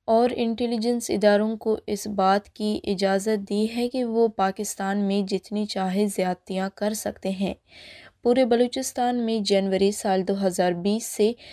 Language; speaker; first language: Urdu; non-native, local second language; Baluchi